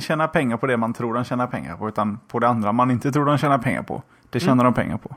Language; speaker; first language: Swedish; native; Swedish